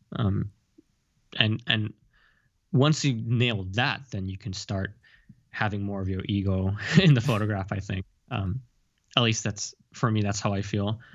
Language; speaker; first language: English; early bilingual, heritage; Japanese